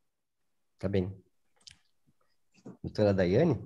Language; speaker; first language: Spanish; non-native, fluent; Portuguese